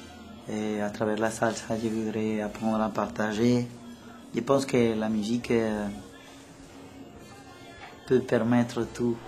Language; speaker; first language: French; non-native, fluent; Spanish